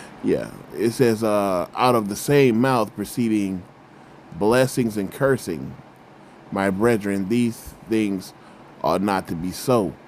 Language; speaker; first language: English; native; English